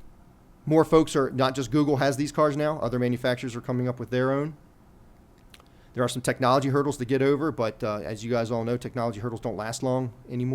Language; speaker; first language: English; native; English